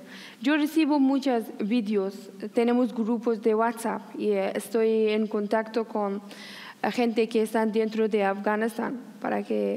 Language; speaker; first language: Spanish; non-native, learner; Persian